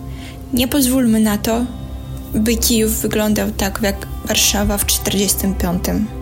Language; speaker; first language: Polish; non-native, fluent; Ukrainian